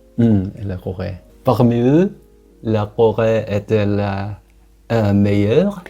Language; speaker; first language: French; non-native, learner; Korean